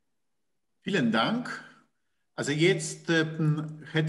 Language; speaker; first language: German; non-native, fluent; Polish